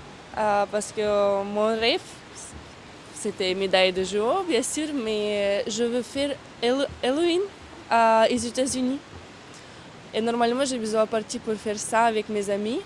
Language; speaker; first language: French; non-native, learner; Russian